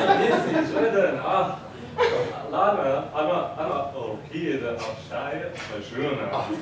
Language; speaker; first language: Arabic; non-native, learner; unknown